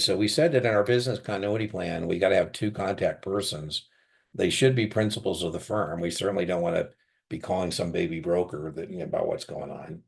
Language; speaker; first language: English; native; English